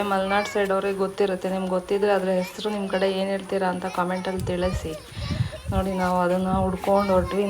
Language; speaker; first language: Kannada; non-native, local second language; Kodava